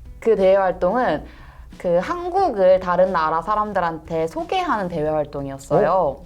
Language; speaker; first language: Korean; native; Korean